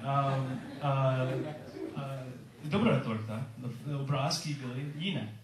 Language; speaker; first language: Czech; non-native, learner; English